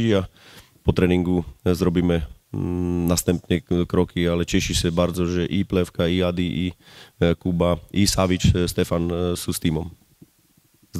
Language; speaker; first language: Polish; non-native, learner; Slovak